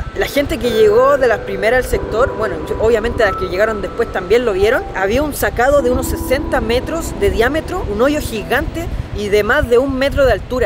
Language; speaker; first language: Spanish; native; Spanish